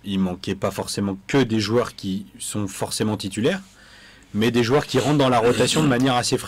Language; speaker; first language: French; native; French